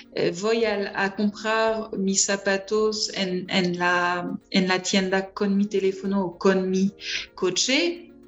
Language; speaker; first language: Spanish; non-native, fluent; French